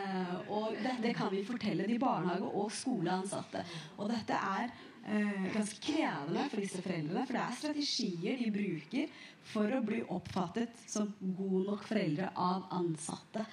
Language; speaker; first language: Norwegian; early bilingual, other home language; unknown